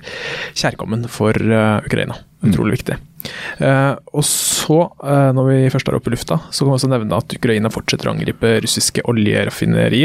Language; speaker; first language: Norwegian; native; Norwegian